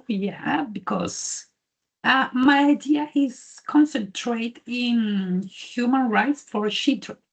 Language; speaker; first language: English; non-native, learner; Spanish